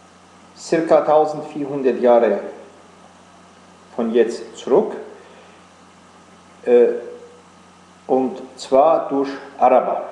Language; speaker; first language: German; non-native, fluent; Persian